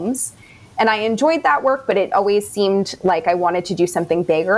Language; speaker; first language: English; native; English